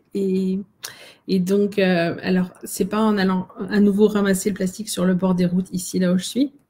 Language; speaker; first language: French; native; French